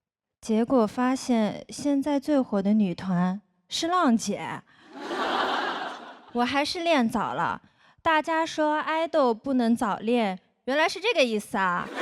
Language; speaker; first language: Chinese; native; Chinese